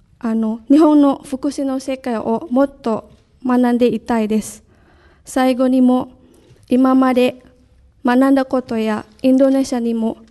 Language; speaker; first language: Japanese; non-native, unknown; Indonesian